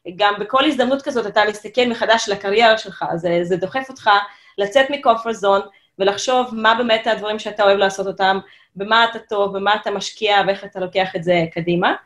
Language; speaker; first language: Hebrew; non-native, fluent; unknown